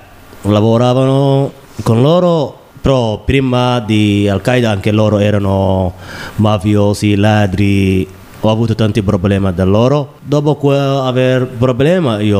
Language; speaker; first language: Italian; non-native, learner; Somali